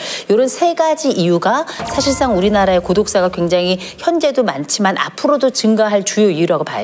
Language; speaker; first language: Korean; native; Korean